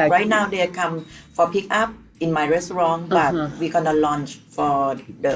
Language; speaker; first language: English; non-native, learner; Thai